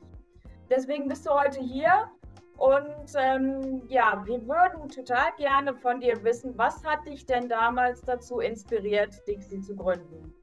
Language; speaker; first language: German; native; German